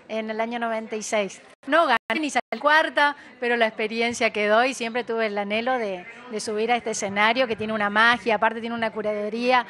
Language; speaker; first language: Spanish; native; Spanish